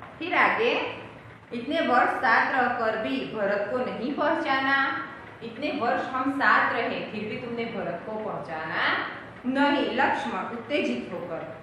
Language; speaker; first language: Hindi; non-native, local second language; Gujarati